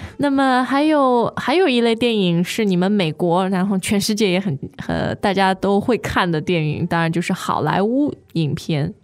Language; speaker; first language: Chinese; native; Chinese